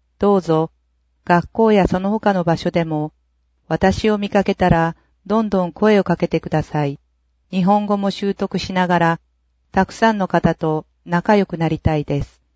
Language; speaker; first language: Japanese; native; Japanese